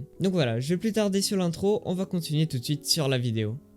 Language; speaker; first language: French; native; French